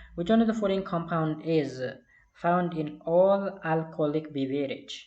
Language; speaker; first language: English; non-native, local second language; Amharic